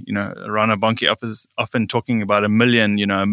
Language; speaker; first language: English; native; English